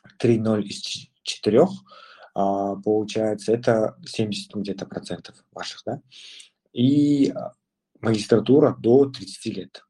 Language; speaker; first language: Russian; non-native, local second language; Kazakh